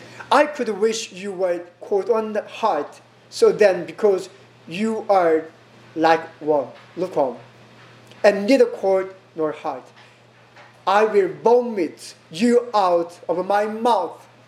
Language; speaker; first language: English; non-native, learner; Korean